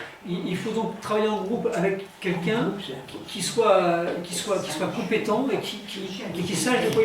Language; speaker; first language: French; native; French